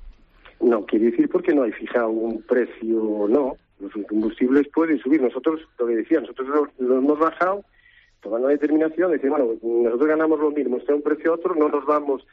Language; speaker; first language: Spanish; native; Spanish